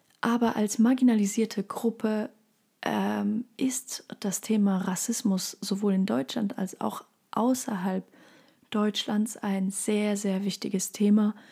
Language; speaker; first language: German; early bilingual, other home language; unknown